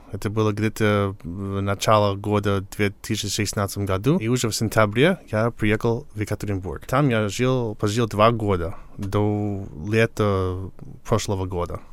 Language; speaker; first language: Russian; non-native, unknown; English